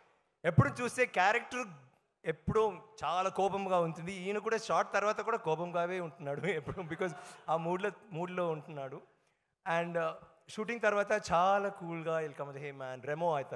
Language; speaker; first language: Telugu; non-native, learner; Tamil